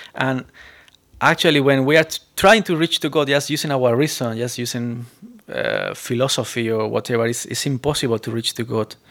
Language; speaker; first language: English; non-native, fluent; Spanish